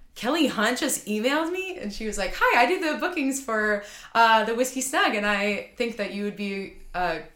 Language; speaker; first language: English; native; English